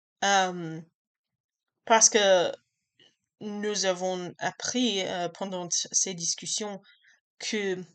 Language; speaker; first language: French; non-native, learner; English